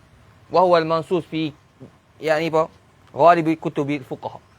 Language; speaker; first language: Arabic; non-native, fluent; Malay